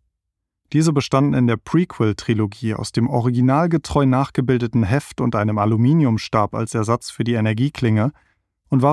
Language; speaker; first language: German; native; German